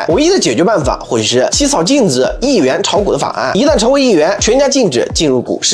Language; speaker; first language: Chinese; native; Chinese